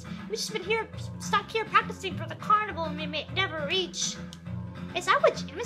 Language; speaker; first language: English; native; English